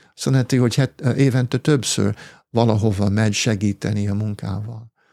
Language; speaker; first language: Hungarian; early bilingual, heritage; English